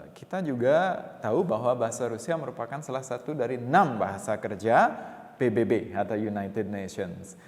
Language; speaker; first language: Indonesian; non-native, local second language; Balinese